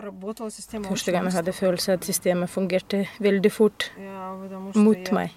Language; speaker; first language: Norwegian; non-native, fluent; Russian